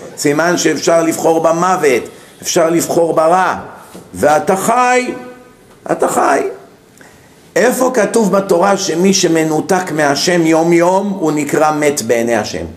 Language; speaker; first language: Hebrew; native; Hebrew